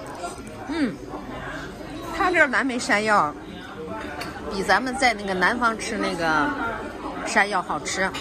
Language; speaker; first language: Chinese; native; Chinese